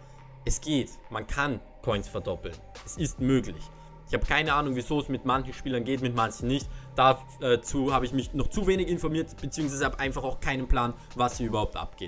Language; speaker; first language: German; native; German